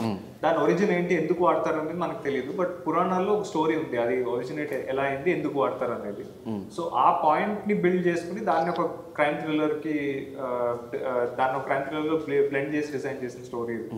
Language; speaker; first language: Telugu; native; Telugu